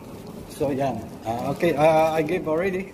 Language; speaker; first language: English; non-native, learner; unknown